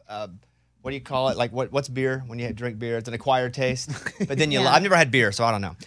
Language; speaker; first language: English; native; English